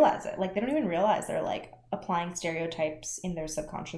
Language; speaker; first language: English; native; English